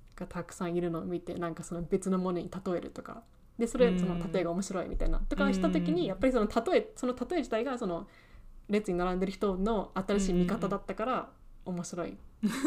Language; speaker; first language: Japanese; early bilingual, heritage; Japanese